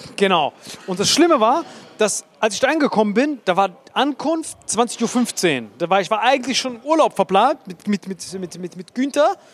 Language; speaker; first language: German; early bilingual, other home language; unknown